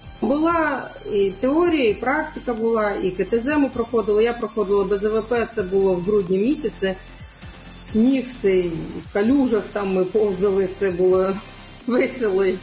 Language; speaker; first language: Ukrainian; non-native, local second language; Crimean Tatar